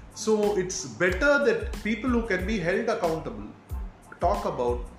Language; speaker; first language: English; non-native, local second language; Tamil